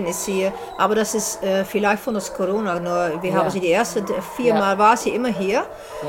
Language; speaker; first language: German; non-native, learner; Dutch